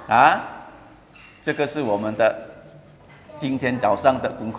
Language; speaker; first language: Chinese; early bilingual, heritage; Chinese